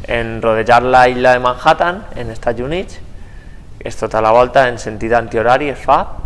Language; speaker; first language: Spanish; non-native, local second language; Catalan